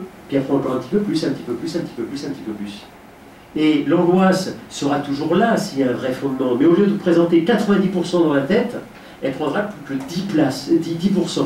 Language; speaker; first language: French; native; French